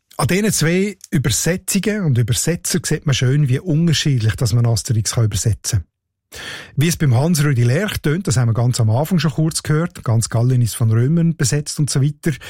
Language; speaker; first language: German; native; German